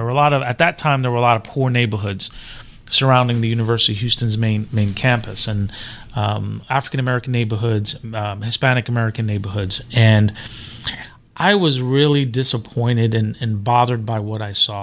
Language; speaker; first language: English; native; English